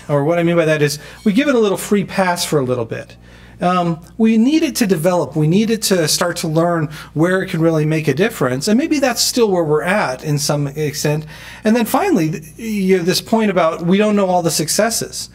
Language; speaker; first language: English; native; English